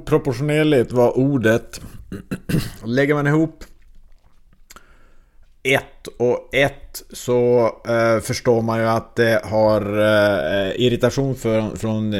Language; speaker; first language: Swedish; native; Swedish